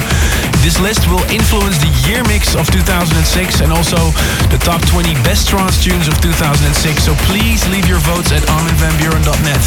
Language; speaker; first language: English; non-native, fluent; Dutch